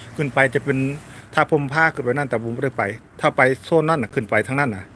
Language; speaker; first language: Thai; native; Thai